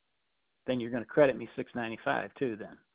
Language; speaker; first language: English; native; English